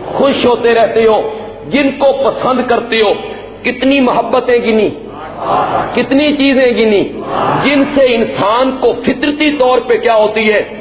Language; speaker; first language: Urdu; non-native, local second language; Punjabi